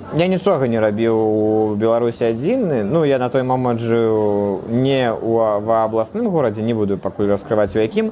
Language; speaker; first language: Belarusian; non-native, local second language; Russian